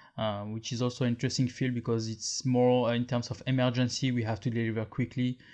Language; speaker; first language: English; non-native, fluent; French